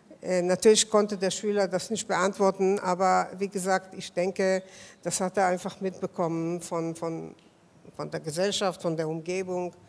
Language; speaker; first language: German; non-native, fluent; Hebrew